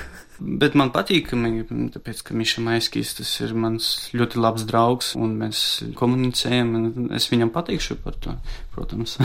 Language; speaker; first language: Latvian; non-native, local second language; Russian